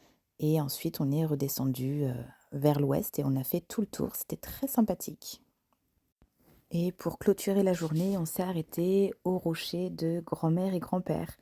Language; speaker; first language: French; native; French